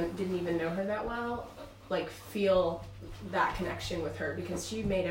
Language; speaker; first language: English; native; English